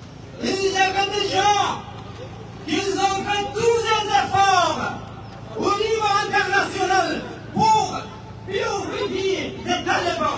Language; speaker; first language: French; non-native, fluent; Persian